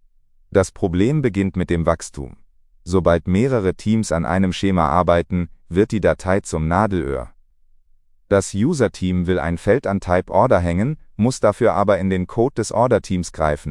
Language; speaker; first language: German; native; German